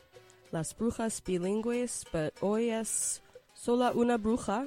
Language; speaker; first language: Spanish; non-native, learner; English